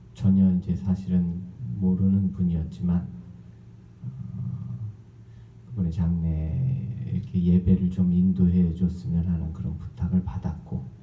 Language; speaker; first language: Korean; native; Korean